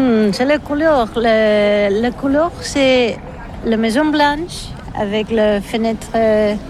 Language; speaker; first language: French; non-native, learner; Catalan